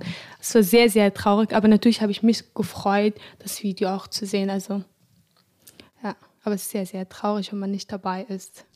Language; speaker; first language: German; non-native, fluent; Arabic